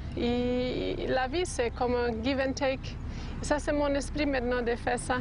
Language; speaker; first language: French; non-native, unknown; Portuguese